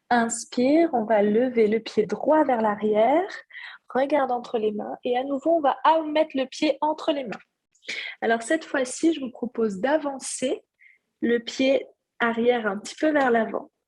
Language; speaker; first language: French; native; French